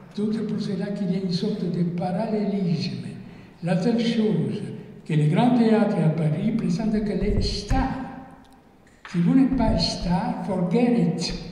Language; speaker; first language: French; non-native, fluent; Spanish